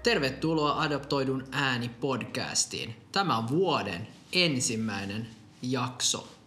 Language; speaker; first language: Finnish; non-native, local second language; Swedish